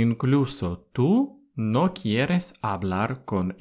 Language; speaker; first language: Spanish; non-native, fluent; Russian